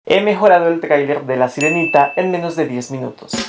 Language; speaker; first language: Spanish; native; Spanish